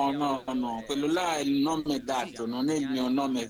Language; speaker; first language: Italian; non-native, learner; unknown